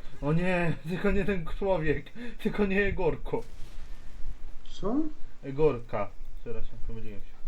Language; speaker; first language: Polish; native; Polish